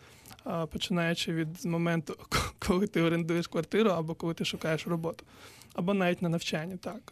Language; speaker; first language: Ukrainian; non-native, local second language; Crimean Tatar